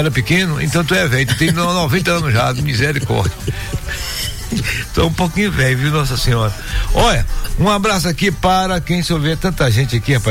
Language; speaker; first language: Portuguese; native; Portuguese